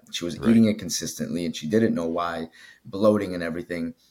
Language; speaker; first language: English; early bilingual, other home language; Spanish